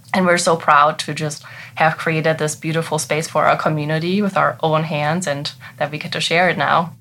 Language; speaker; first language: English; non-native, fluent; German